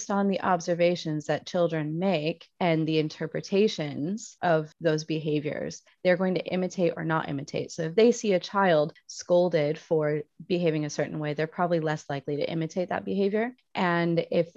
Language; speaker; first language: English; native; English